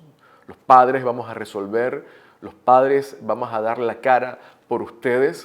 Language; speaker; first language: Spanish; native; Spanish